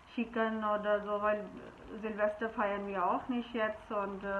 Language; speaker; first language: German; non-native, learner; Urdu